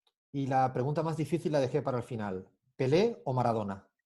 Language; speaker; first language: Spanish; native; Spanish